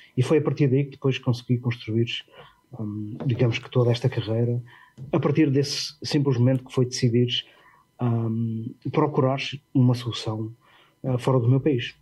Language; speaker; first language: Portuguese; native; Portuguese